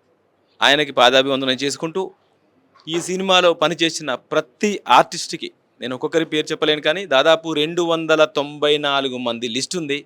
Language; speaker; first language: Telugu; native; Telugu